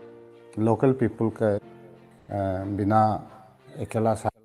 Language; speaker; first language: Hindi; non-native, local second language; Nyishi